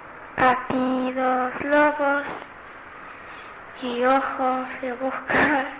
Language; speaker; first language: Spanish; non-native, learner; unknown